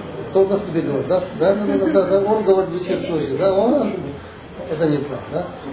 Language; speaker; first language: Russian; non-native, learner; Tibetan